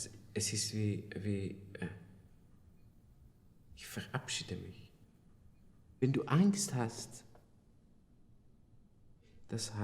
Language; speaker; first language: German; non-native, fluent; Persian